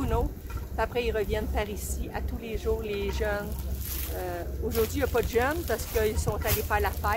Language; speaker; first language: French; native; French